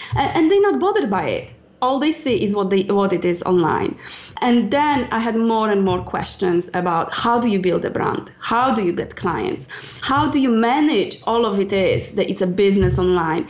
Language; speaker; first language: English; non-native, fluent; Polish